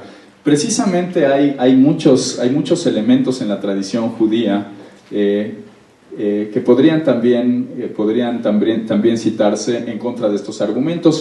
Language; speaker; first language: Spanish; native; Spanish